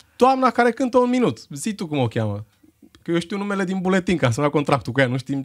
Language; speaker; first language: Romanian; native; Romanian